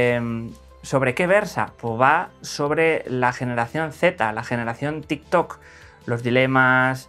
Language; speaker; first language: Spanish; native; Spanish